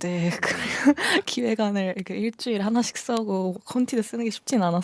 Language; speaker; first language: Korean; native; Korean